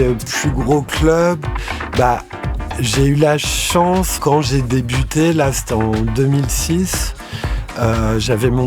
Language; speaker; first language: French; native; French